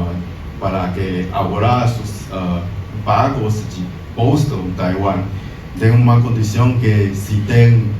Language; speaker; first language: Portuguese; non-native, learner; Chinese